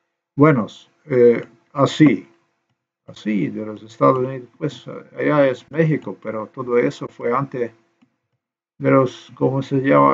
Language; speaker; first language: Spanish; non-native, learner; Slovenian